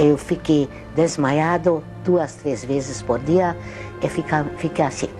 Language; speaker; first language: Portuguese; non-native, fluent; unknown